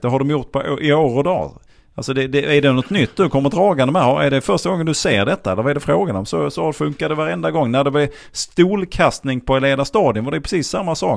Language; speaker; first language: Swedish; native; Swedish